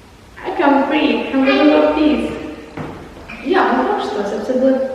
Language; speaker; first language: Albanian; early bilingual, heritage; Albanian